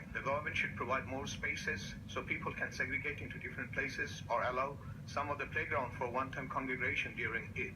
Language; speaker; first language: English; non-native, local second language; Bangla